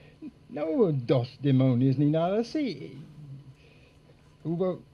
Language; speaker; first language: Spanish; non-native, fluent; English